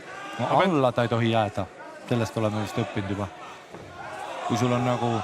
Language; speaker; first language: Estonian; native; Estonian